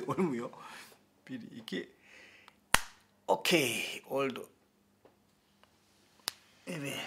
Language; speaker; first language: Turkish; non-native, fluent; Korean